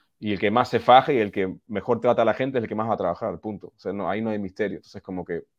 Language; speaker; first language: Spanish; early bilingual, heritage; Spanish